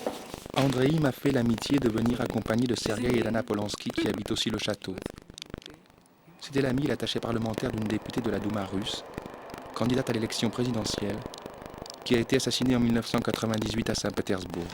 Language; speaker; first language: French; native; French